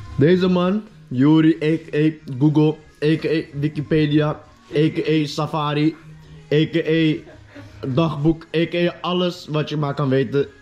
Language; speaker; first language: Dutch; early bilingual, other home language; Turkish